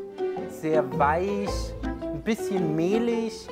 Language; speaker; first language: German; native; German